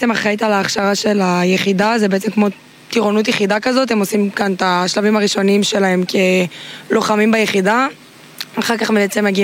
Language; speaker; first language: Hebrew; native; Hebrew